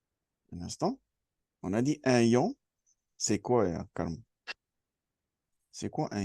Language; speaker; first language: French; non-native, fluent; Arabic